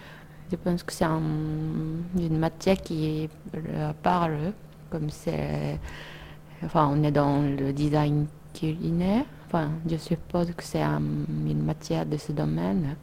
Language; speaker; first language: French; non-native, fluent; Japanese